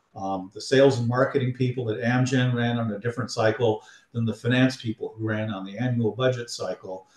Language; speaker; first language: English; native; English